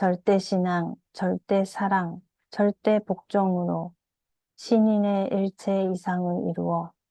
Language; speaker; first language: Korean; native; Korean